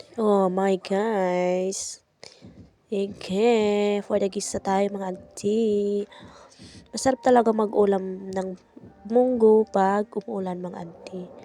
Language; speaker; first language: Filipino; non-native, local second language; Iloko